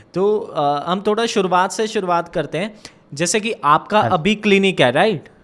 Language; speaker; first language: Hindi; native; Hindi